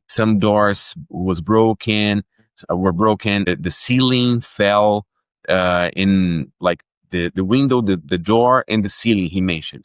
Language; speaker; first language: English; non-native, fluent; Portuguese